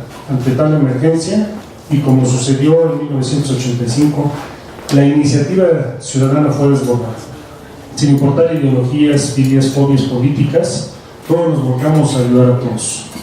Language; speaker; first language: Spanish; native; Spanish